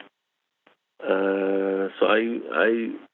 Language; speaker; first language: English; non-native, fluent; Hebrew